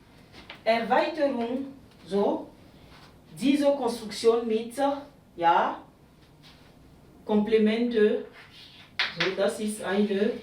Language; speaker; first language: German; non-native, learner; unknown